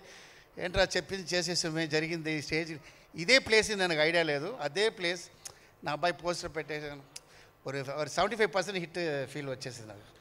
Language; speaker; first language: Telugu; non-native, learner; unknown